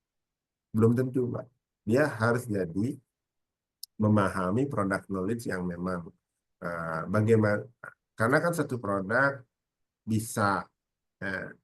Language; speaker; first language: Indonesian; native; Indonesian